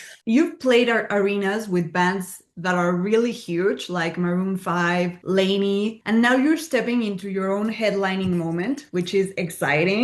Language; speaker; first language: English; non-native, fluent; Spanish